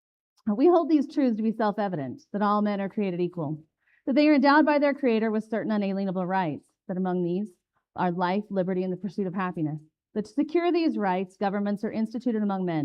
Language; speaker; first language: English; native; English